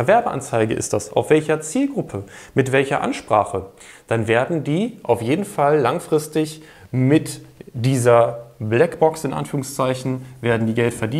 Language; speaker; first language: German; native; German